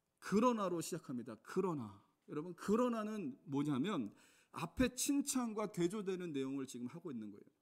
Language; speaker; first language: Korean; native; Korean